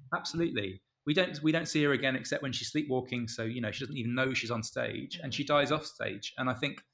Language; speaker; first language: English; native; English